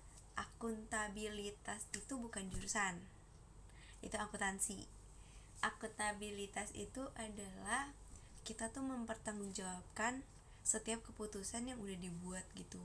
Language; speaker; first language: Indonesian; native; Indonesian